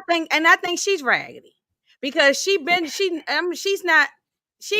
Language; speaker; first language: English; native; English